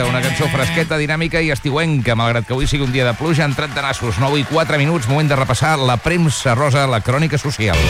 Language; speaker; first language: Catalan; native; Catalan